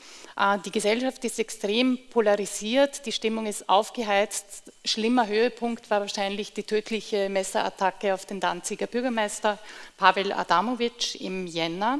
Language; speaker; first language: German; native; German